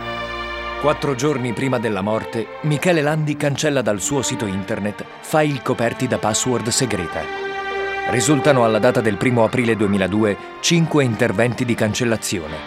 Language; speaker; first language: Italian; native; Italian